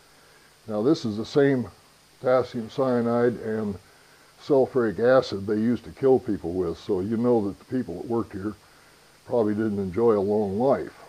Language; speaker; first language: English; native; English